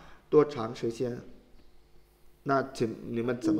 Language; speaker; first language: Chinese; non-native, fluent; Vietnamese